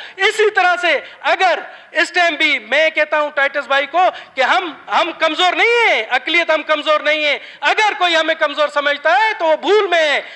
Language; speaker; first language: Urdu; non-native, local second language; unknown